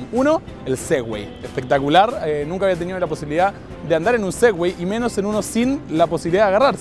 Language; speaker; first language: Spanish; native; Spanish